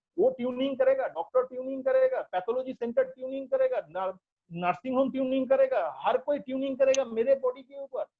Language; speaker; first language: Hindi; non-native, local second language; Bangla